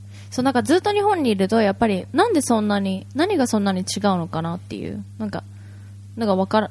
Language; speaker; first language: Japanese; native; Japanese